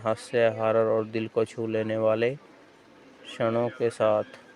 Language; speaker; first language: Hindi; native; Hindi